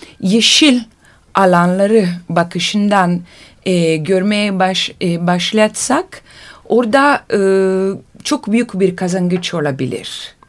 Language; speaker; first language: Turkish; non-native, learner; Italian